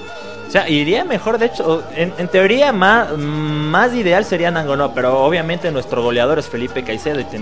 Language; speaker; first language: Spanish; native; Spanish